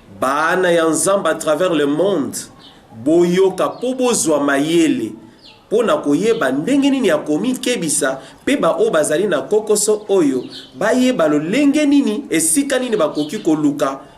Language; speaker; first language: Lingala; native; Lingala